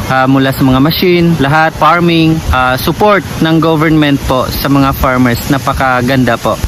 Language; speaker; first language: Filipino; native; Filipino